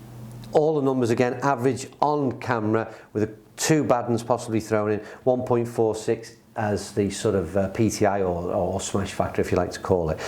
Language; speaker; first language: English; native; English